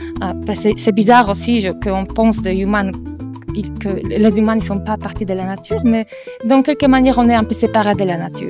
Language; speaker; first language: French; non-native, fluent; Polish